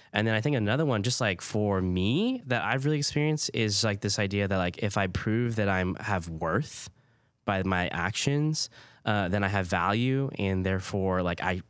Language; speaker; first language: English; early bilingual, other home language; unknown